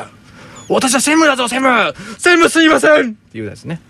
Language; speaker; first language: Japanese; native; Japanese